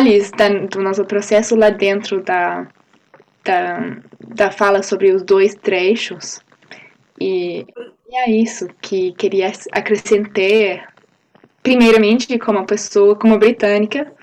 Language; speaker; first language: Portuguese; non-native, fluent; English